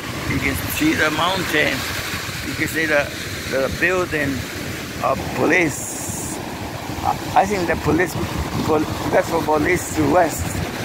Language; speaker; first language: English; non-native, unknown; Spanish